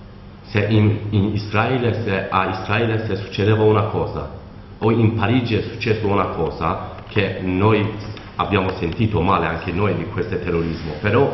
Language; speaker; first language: Italian; non-native, learner; Kurdish